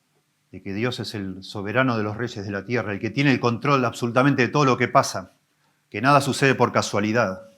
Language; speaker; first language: Spanish; native; Spanish